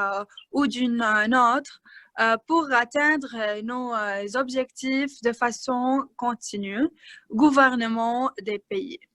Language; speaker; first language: French; non-native, learner; Arabic